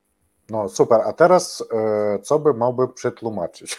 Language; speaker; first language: Polish; non-native, learner; Ukrainian